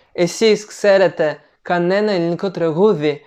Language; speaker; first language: Greek; non-native, fluent; Turkish